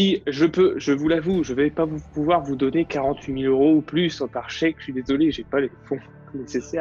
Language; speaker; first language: French; native; French